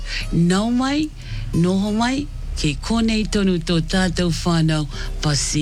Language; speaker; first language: Māori; non-native, learner; Fijian